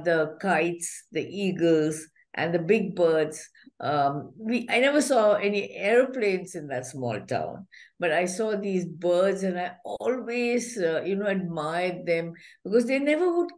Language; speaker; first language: English; non-native, local second language; Malayalam